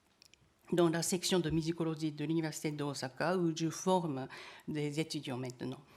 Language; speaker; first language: French; non-native, learner; Japanese